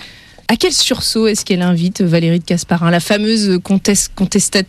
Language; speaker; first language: French; native; French